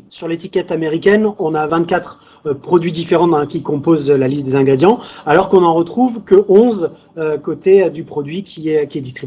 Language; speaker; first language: French; native; French